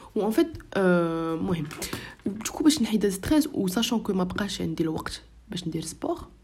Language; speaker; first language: French; non-native, local second language; Arabic